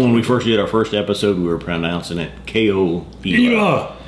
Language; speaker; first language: English; native; English